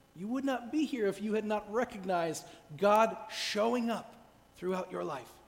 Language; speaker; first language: English; native; English